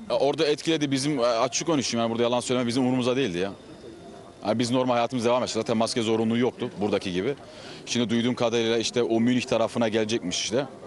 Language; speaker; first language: Turkish; early bilingual, heritage; Turkish